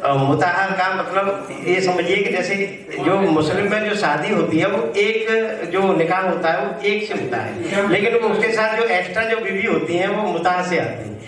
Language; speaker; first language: Hindi; native; Hindi